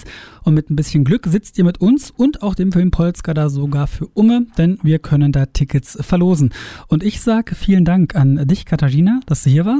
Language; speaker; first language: German; native; German